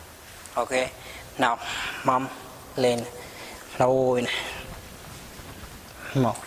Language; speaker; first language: Vietnamese; non-native, learner; Hindi